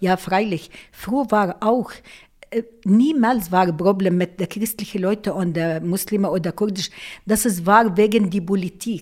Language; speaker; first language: German; non-native, local second language; Arabic